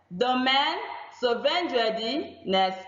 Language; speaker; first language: French; non-native, fluent; Igbo